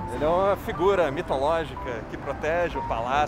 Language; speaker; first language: Portuguese; native; Portuguese